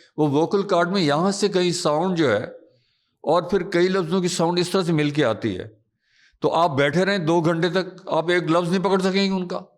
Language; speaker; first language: Urdu; non-native, local second language; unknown